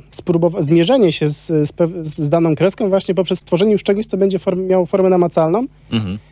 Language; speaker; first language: Polish; native; Polish